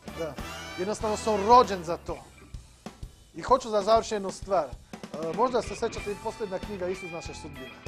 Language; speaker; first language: Serbian; non-native, local second language; Slovak